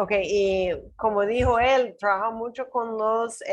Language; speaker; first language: Spanish; non-native, learner; English